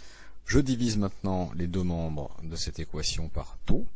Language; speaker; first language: French; native; French